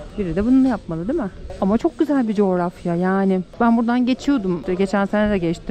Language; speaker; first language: Turkish; native; Turkish